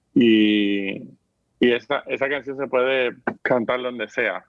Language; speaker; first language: Spanish; native; Spanish